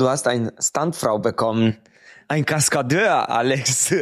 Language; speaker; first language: German; non-native, fluent; Hungarian